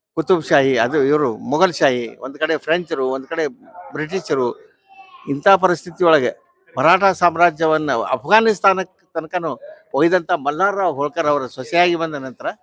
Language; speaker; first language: Kannada; non-native, local second language; Marathi